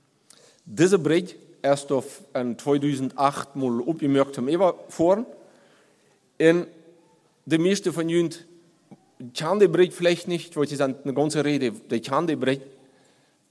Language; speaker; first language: German; non-native, learner; Plautdietsch